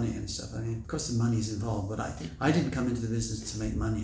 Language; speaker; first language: English; native; English